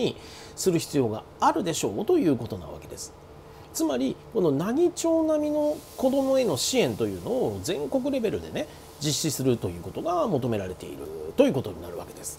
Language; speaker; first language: Japanese; native; Japanese